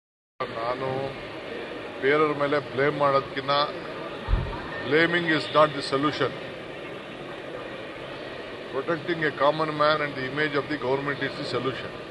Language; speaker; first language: Kannada; native; Kannada